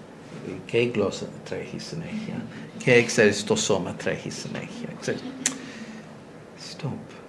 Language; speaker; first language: Greek; non-native, learner; English